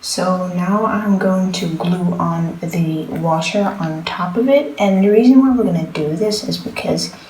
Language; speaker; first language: English; non-native, fluent; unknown